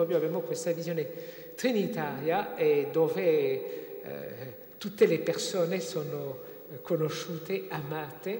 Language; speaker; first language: Italian; non-native, fluent; French